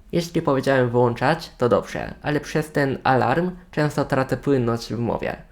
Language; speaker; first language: Polish; non-native, fluent; Japanese